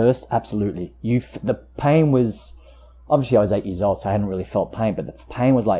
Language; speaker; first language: English; native; English